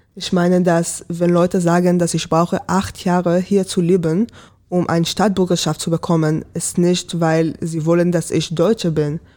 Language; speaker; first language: German; non-native, fluent; Hebrew